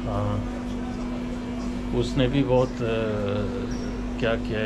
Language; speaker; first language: Hindi; non-native, learner; Pashto